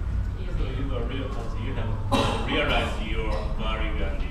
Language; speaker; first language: English; non-native, fluent; Japanese